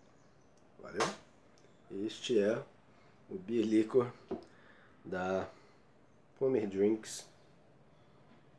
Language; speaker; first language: Portuguese; native; Portuguese